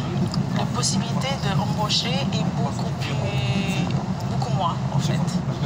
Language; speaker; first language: French; non-native, fluent; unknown